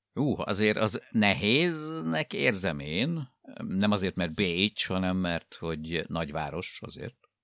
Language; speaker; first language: Hungarian; native; Hungarian